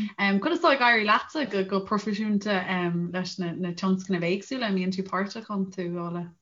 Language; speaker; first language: Irish; non-native, local second language; English